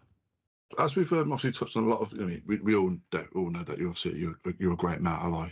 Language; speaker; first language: English; native; English